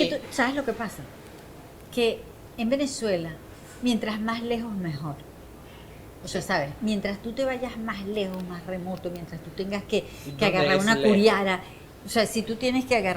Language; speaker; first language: Spanish; native; Spanish